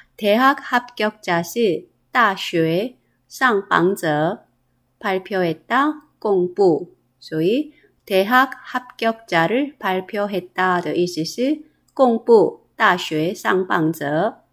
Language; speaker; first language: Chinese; non-native, fluent; Korean